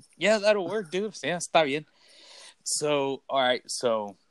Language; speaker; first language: English; early bilingual, other home language; Spanish